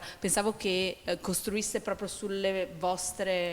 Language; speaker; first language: Italian; native; Italian